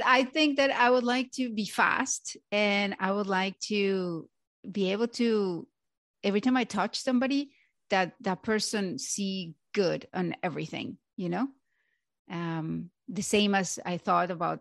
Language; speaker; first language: English; non-native, fluent; Spanish